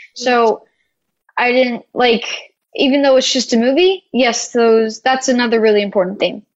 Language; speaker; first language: English; native; English